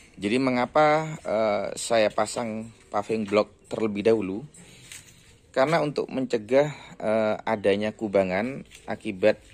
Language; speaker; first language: Indonesian; native; Indonesian